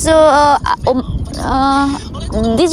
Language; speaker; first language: French; non-native, learner; Vietnamese